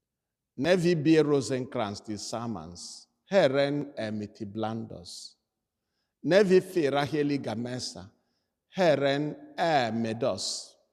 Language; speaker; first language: Swedish; non-native, fluent; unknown